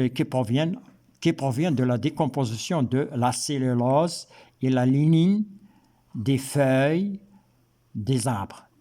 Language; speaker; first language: French; non-native, local second language; Arabic